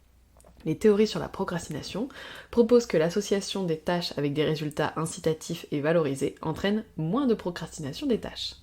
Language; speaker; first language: French; native; French